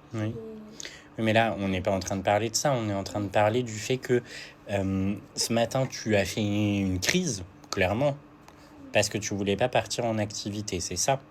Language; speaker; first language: French; native; French